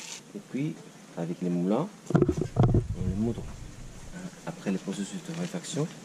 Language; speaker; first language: French; non-native, learner; Spanish